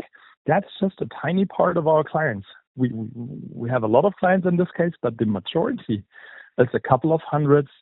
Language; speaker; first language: English; non-native, fluent; German